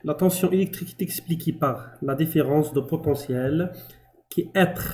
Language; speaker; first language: French; non-native, local second language; Arabic